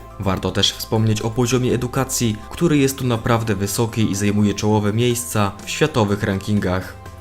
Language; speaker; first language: Polish; native; Polish